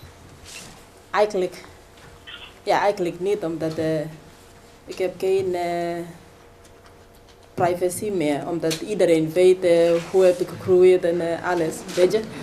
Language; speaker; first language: Dutch; non-native, fluent; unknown